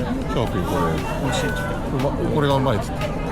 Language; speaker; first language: Japanese; native; Japanese